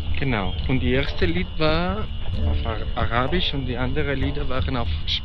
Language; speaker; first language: German; non-native, fluent; Spanish